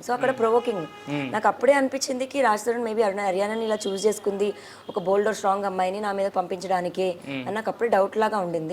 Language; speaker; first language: Telugu; native; Telugu